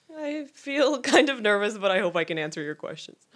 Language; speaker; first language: English; non-native, fluent; Polish